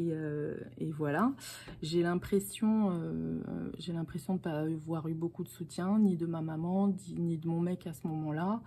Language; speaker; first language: French; native; French